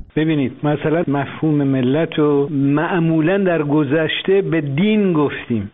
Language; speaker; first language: Persian; non-native, local second language; Azerbaijani